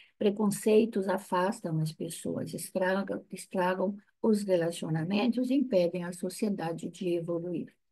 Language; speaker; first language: Portuguese; non-native, fluent; Italian